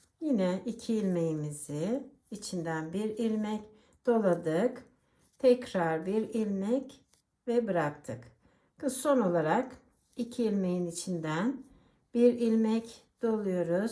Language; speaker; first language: Turkish; native; Turkish